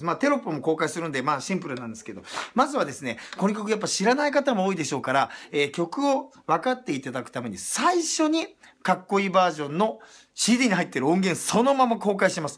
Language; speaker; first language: Japanese; native; Japanese